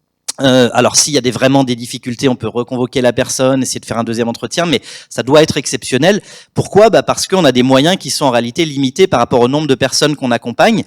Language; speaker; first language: French; native; French